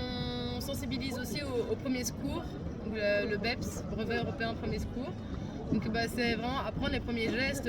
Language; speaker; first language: French; native; French